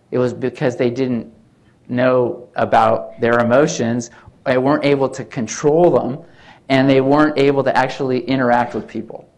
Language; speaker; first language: English; native; English